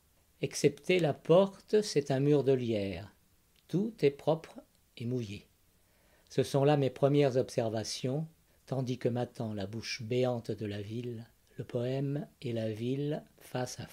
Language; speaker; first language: French; native; French